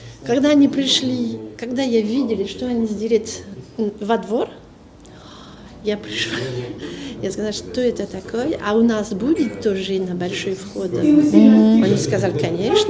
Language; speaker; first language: Russian; non-native, learner; French